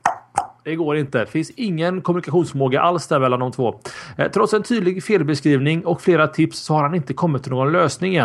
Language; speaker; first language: Swedish; native; Swedish